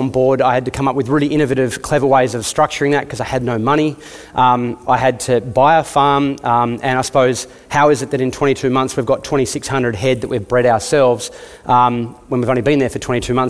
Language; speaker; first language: English; native; English